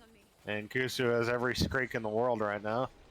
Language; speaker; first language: English; native; English